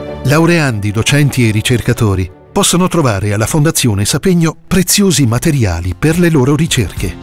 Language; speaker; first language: Italian; native; Italian